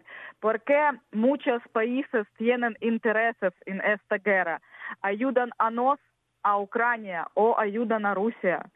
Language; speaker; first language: Spanish; non-native, learner; Ukrainian